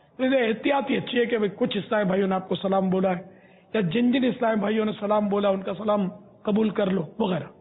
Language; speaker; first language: Urdu; non-native, local second language; Gujarati